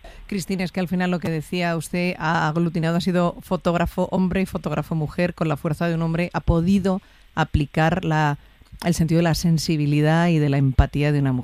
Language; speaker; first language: Spanish; native; Spanish